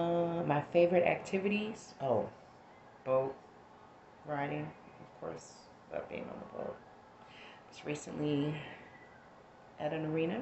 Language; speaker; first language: English; native; English